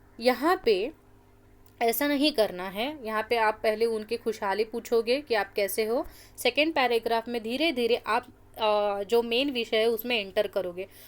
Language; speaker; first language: Hindi; non-native, local second language; Marathi